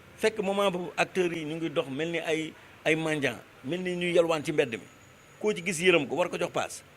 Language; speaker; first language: Wolof; non-native, local second language; Fula